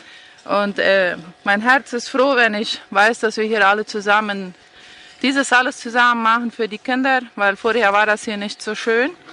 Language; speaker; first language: German; non-native, fluent; Spanish